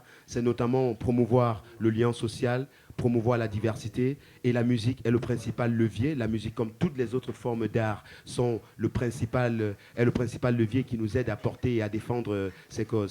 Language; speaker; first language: French; native; French